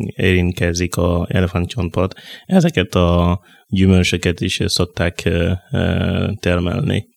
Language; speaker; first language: Hungarian; non-native, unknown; Mossi